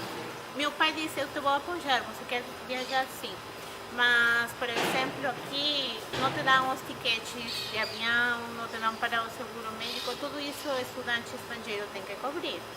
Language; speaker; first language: Portuguese; non-native, fluent; Spanish